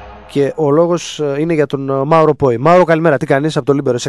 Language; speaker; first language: Greek; native; Greek